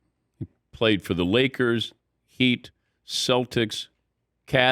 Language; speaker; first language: English; native; English